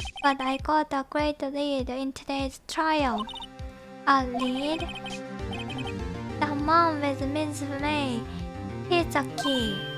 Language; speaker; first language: English; non-native, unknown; Japanese